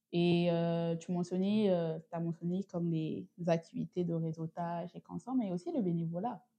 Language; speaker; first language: French; non-native, local second language; Lingala